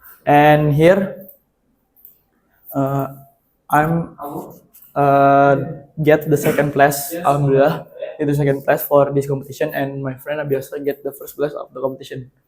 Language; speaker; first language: English; non-native, learner; Indonesian